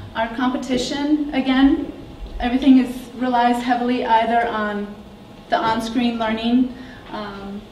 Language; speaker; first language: English; native; English